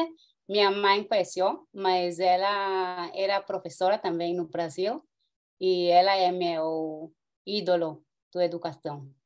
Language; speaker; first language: Portuguese; early bilingual, heritage; Hebrew